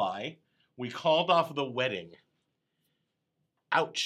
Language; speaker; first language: English; native; English